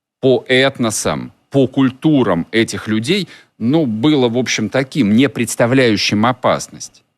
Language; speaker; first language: Russian; native; Russian